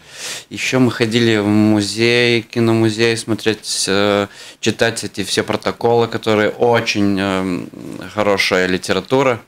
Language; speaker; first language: Russian; non-native, fluent; Latvian